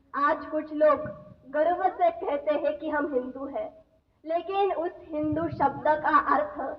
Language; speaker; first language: Hindi; non-native, local second language; Marathi